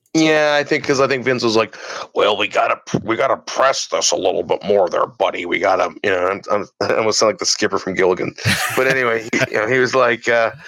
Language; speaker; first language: English; early bilingual, other home language; Italian